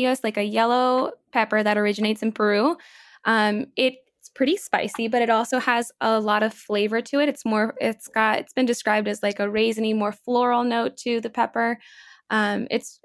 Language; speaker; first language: English; native; English